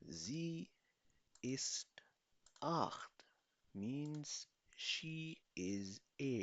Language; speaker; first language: German; non-native, fluent; Urdu